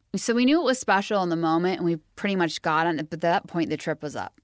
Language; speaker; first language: English; native; English